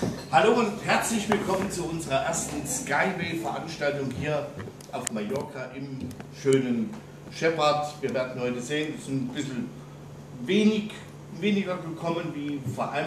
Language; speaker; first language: German; native; German